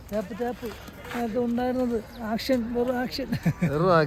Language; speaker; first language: Malayalam; native; Malayalam